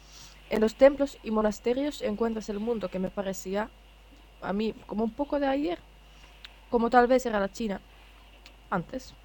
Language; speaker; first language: Spanish; non-native, fluent; Finnish